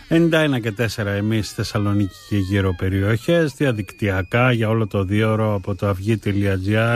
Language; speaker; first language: Greek; native; Greek